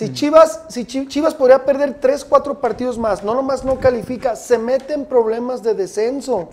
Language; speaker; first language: Spanish; native; Spanish